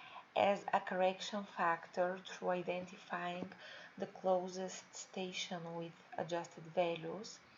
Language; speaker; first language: English; non-native, fluent; Bulgarian